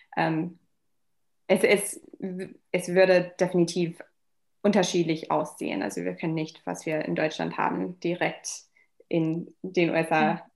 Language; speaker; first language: German; non-native, fluent; English